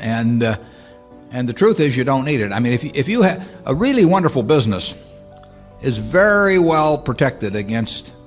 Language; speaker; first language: English; native; English